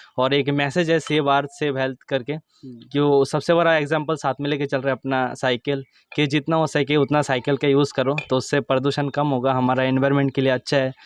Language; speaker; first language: Hindi; non-native, local second language; Assamese